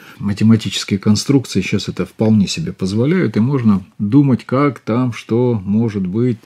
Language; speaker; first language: Russian; native; Russian